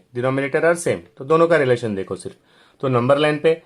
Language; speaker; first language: Hindi; non-native, local second language; Marathi